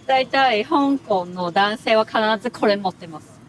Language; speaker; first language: Japanese; non-native, fluent; Cantonese